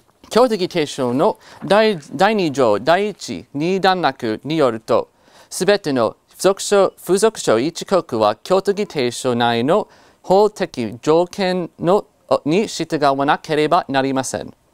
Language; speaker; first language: Japanese; non-native, fluent; English